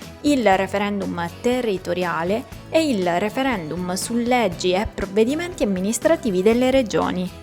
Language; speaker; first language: Italian; native; Italian